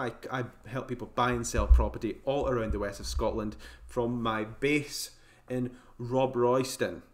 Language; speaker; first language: English; native; English